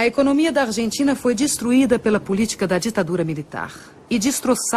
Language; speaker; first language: Portuguese; native; Portuguese